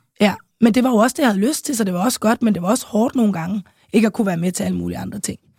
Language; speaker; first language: Danish; native; Danish